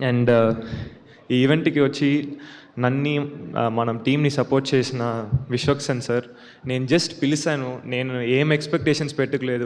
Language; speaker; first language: Telugu; non-native, learner; Tamil